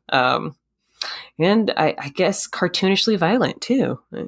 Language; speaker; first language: English; native; English